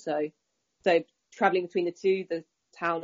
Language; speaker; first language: English; native; English